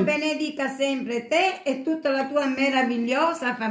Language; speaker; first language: Italian; native; Italian